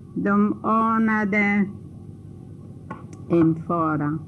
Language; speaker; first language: Swedish; non-native, fluent; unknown